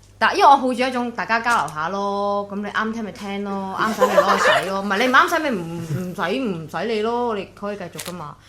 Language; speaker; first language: Cantonese; native; Cantonese